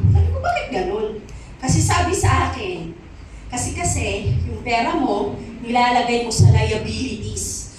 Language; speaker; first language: Filipino; non-native, local second language; Masbatenyo